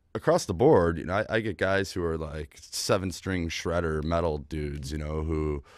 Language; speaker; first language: English; native; English